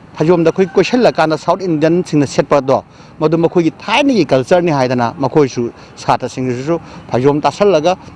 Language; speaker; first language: Manipuri; non-native, local second language; Rongmei Naga